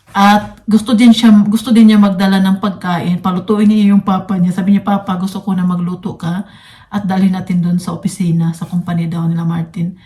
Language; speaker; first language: Filipino; non-native, local second language; Cebuano